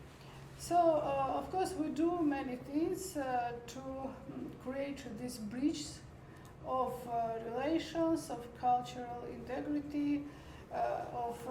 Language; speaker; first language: English; non-native, learner; Armenian